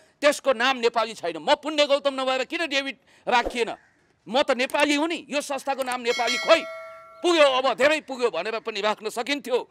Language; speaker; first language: Nepali; native; Nepali